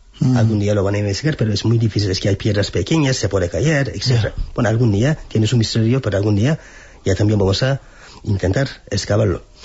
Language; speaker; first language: Spanish; non-native, fluent; Turkish